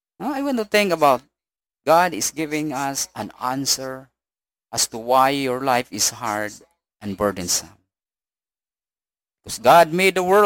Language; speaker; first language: English; non-native, local second language; Cebuano